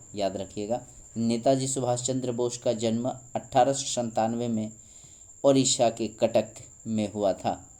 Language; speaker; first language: Hindi; native; Hindi